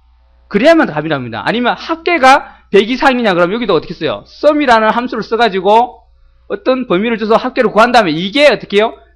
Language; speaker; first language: Korean; native; Korean